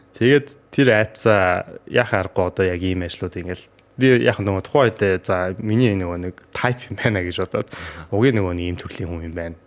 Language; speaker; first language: Mongolian; native; Mongolian